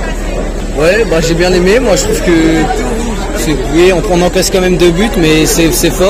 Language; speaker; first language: French; native; French